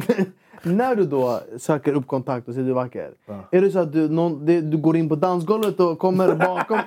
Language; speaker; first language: Swedish; native; Swedish